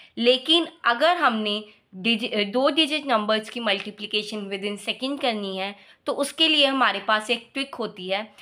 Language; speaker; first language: Hindi; non-native, local second language; Punjabi